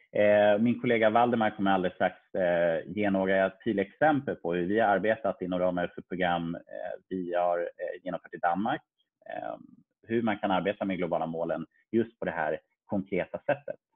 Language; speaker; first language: Swedish; native; Swedish